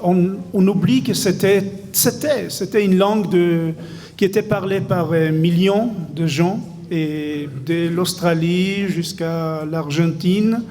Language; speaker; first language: French; non-native, fluent; Hebrew